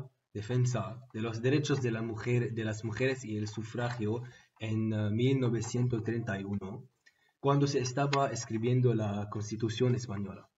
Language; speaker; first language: Spanish; non-native, learner; Arabic